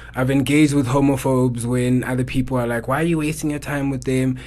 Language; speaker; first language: English; non-native, local second language; Xhosa